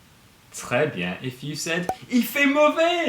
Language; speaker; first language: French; non-native, fluent; English